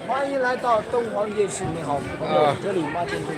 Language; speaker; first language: Chinese; native; Chinese